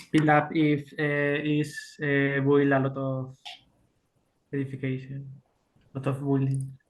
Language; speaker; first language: English; non-native, learner; Spanish